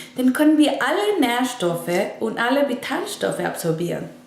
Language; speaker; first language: German; non-native, learner; Spanish